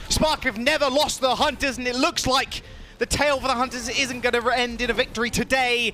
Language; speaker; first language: English; native; English